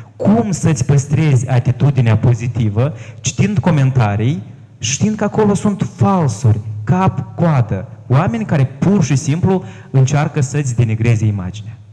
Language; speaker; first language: Romanian; native; Romanian